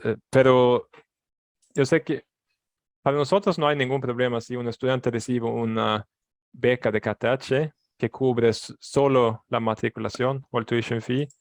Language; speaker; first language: Spanish; non-native, fluent; Swedish